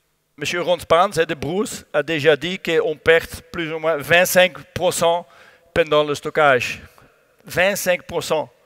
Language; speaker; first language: French; non-native, learner; Dutch